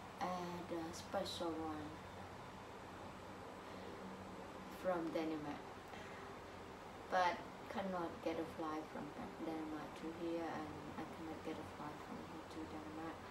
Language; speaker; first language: English; non-native, learner; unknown